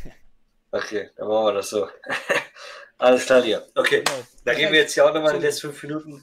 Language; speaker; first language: German; native; German